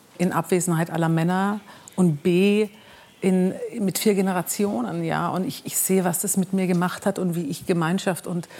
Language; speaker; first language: German; native; German